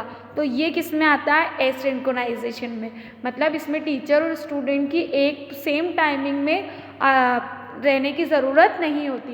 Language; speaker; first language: Hindi; native; Hindi